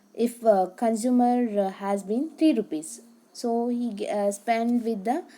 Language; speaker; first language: English; non-native, local second language; Kannada